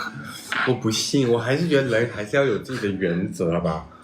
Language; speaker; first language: Chinese; native; Chinese